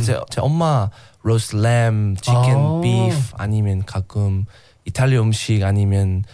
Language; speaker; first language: Korean; non-native, learner; English